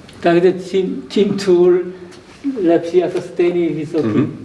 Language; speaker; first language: Czech; non-native, learner; Korean